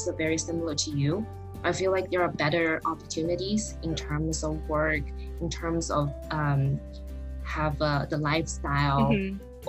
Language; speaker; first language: English; non-native, fluent; Chinese